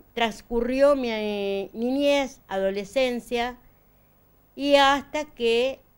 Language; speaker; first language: Spanish; native; Spanish